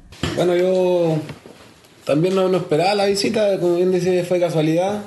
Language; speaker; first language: Spanish; native; Spanish